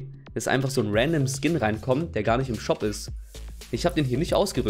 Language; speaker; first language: German; native; German